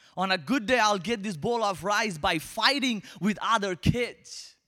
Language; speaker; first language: English; non-native, local second language; Bangla